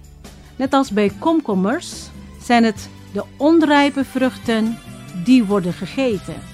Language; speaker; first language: Dutch; non-native, fluent; Indonesian